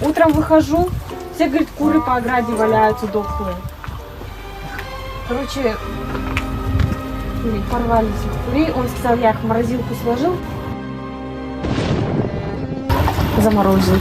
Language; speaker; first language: Russian; native; Russian